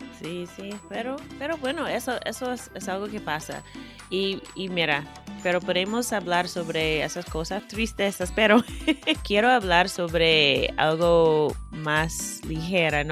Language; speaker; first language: Spanish; non-native, fluent; English